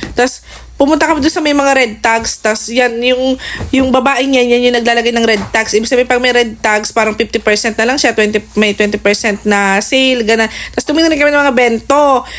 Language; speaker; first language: Filipino; native; Filipino